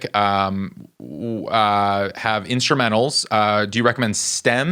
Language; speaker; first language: English; native; English